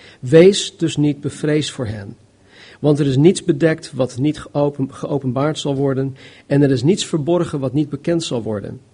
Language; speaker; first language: Dutch; non-native, fluent; English